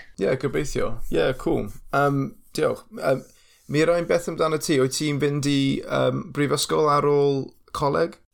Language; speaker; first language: Welsh; non-native, local second language; English